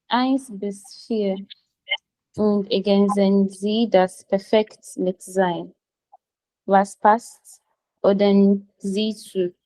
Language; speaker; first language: German; non-native, learner; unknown